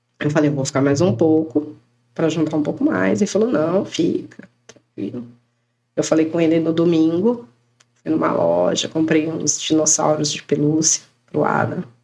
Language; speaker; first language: Portuguese; native; Portuguese